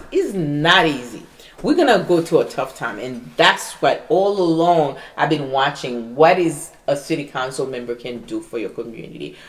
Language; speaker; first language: English; non-native, fluent; Haitian Creole